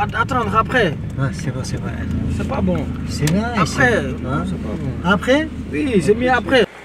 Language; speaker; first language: French; non-native, learner; Tajik